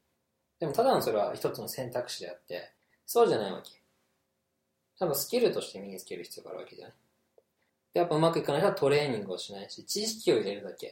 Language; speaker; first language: Japanese; native; Japanese